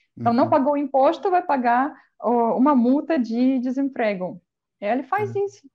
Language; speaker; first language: Portuguese; non-native, fluent; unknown